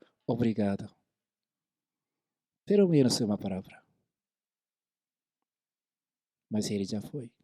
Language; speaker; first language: Portuguese; non-native, fluent; Korean